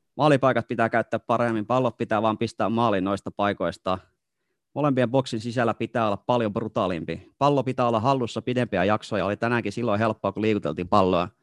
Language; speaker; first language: Finnish; native; Finnish